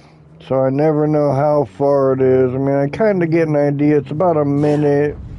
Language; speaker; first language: English; native; English